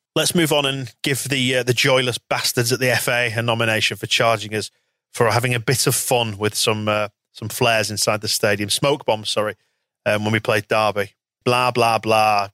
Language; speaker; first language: English; native; English